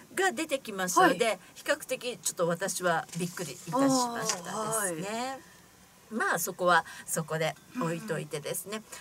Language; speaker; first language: Japanese; native; Japanese